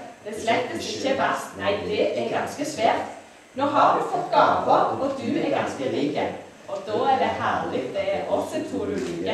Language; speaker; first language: Norwegian; native; Norwegian